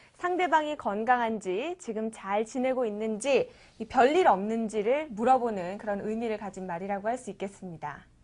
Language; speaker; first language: Korean; native; Korean